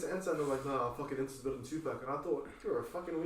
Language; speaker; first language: English; native; English